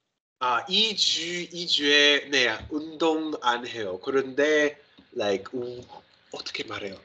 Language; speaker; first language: Korean; non-native, learner; English